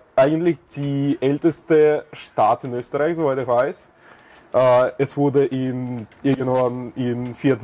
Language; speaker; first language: German; non-native, fluent; Russian